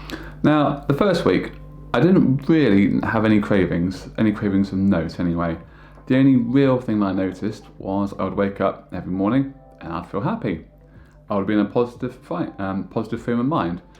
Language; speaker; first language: English; native; English